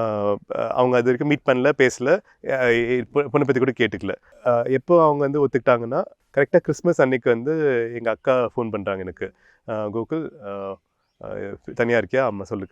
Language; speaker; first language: Tamil; native; Tamil